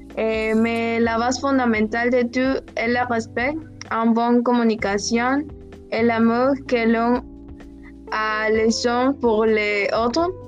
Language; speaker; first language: French; non-native, learner; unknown